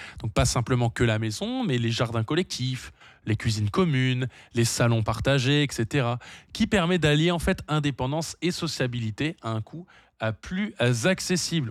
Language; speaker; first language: French; native; French